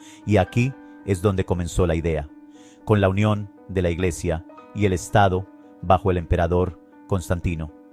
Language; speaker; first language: Spanish; native; Spanish